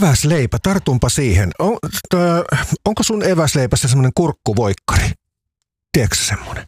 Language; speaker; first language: Finnish; native; Finnish